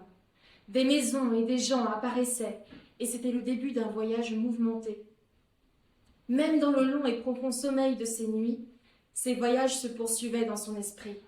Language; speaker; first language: French; native; French